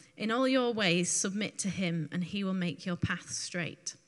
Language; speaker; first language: English; native; English